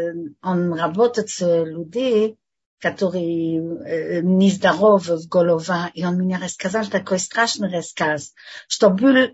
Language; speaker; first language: Russian; non-native, fluent; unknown